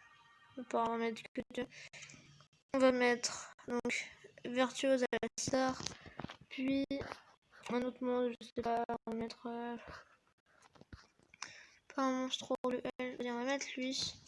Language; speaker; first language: French; native; French